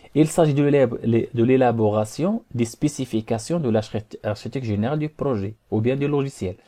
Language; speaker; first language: French; non-native, local second language; Arabic